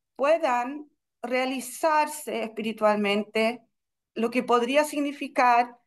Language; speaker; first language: Spanish; non-native, fluent; Russian